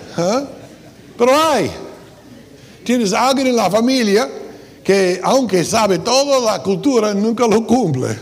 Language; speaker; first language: Spanish; non-native, fluent; English